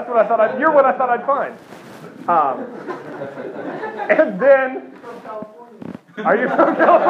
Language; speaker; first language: English; native; English